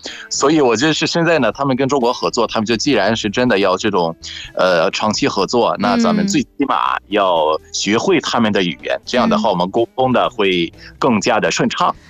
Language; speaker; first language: Chinese; non-native, fluent; Arabic